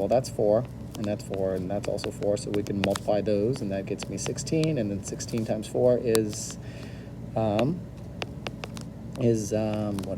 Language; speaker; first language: English; native; English